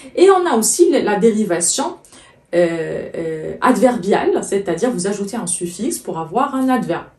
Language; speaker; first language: French; non-native, local second language; Arabic